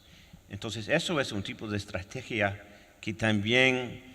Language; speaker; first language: Spanish; non-native, fluent; French